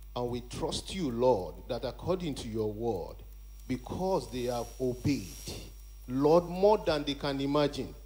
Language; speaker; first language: English; non-native, local second language; Yoruba